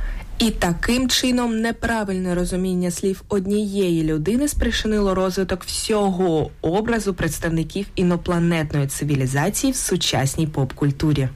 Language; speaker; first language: Ukrainian; native; Ukrainian